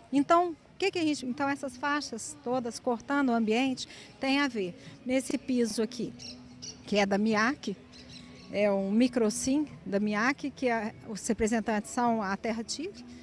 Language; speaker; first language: Portuguese; native; Portuguese